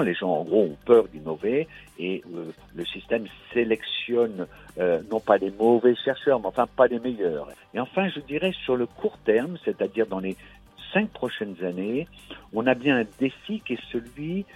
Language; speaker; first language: French; native; French